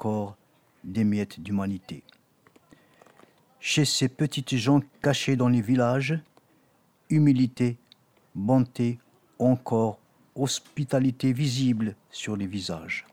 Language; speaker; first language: French; non-native, local second language; Kabyle